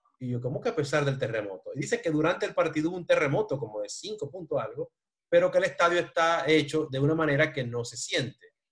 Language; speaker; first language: Spanish; native; Spanish